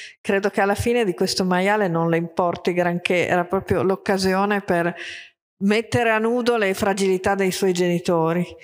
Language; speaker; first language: Italian; native; Italian